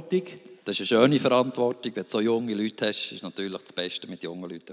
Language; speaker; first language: German; native; German